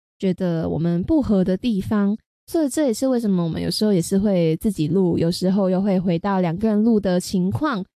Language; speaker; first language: Chinese; non-native, local second language; Cantonese